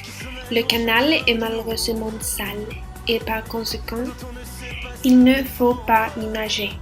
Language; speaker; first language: French; non-native, learner; Swedish